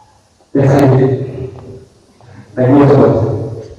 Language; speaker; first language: English; non-native, learner; Korean